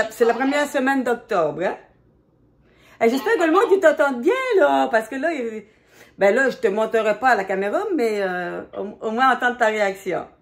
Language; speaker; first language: French; native; French